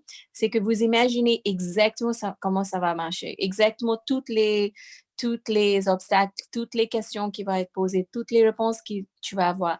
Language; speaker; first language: French; non-native, fluent; English